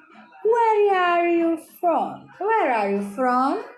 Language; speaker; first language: English; non-native, learner; Portuguese